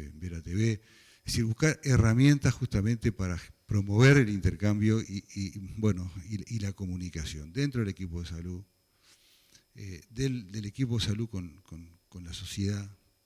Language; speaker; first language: Spanish; native; Spanish